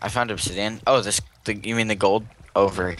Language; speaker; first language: English; native; English